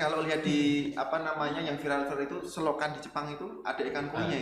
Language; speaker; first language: Indonesian; native; Indonesian